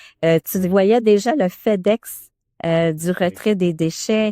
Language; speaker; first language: French; native; French